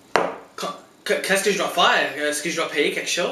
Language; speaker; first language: French; non-native, learner; English